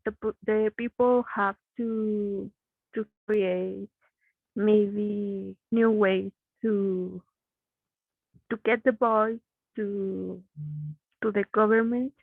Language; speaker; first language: English; non-native, learner; Spanish